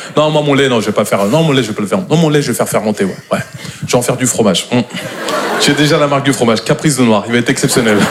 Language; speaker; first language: French; native; French